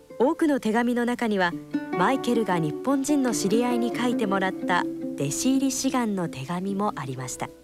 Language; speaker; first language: Japanese; native; Japanese